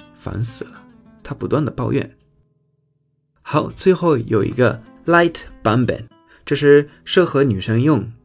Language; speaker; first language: Chinese; non-native, fluent; Spanish